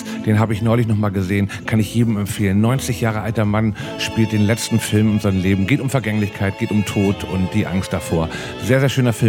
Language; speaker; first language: German; native; German